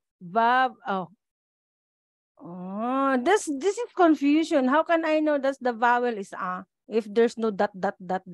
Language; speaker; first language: English; non-native, local second language; Filipino